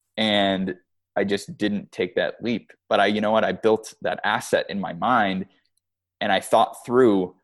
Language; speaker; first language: English; native; English